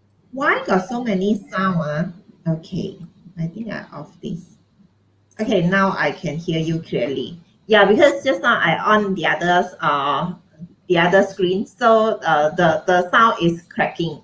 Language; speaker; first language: English; non-native, local second language; Chinese